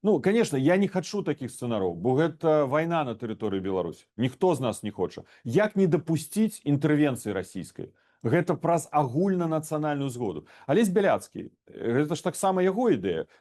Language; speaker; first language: Belarusian; non-native, local second language; Russian